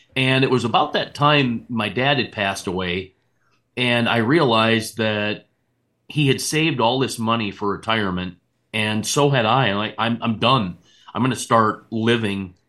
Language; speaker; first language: English; native; English